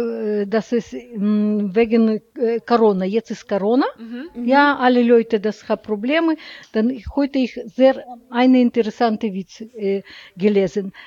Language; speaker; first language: German; non-native, learner; Russian